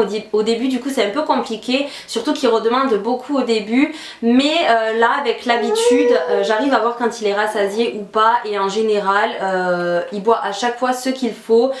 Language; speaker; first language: French; native; French